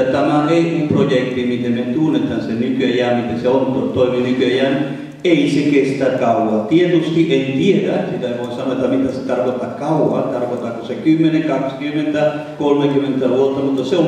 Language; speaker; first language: Finnish; non-native, fluent; Spanish